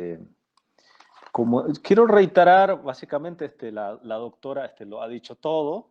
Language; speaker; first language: Spanish; non-native, local second language; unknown